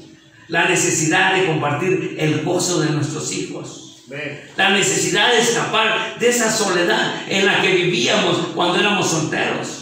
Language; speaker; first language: Spanish; native; Spanish